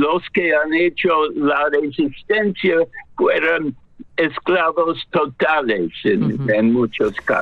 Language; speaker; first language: Spanish; non-native, fluent; English